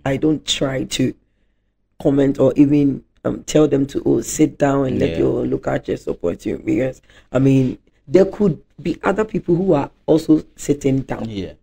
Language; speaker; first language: English; non-native, local second language; Akan